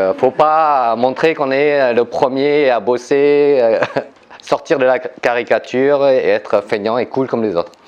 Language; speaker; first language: French; early bilingual, other home language; Vietnamese